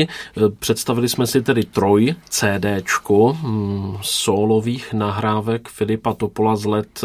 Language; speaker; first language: Czech; native; Czech